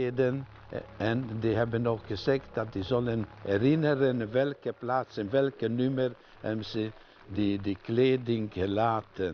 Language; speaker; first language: Dutch; non-native, fluent; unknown